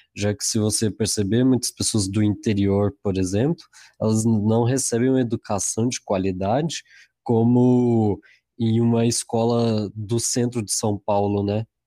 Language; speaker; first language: Portuguese; native; Portuguese